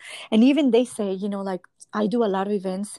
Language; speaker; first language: English; non-native, fluent; Spanish